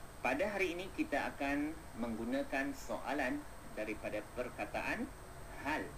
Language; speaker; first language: Malay; native; Malay